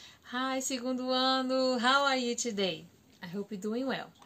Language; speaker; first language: English; non-native, fluent; Portuguese